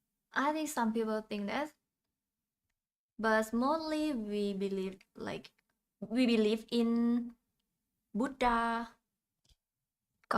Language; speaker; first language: English; non-native, learner; Thai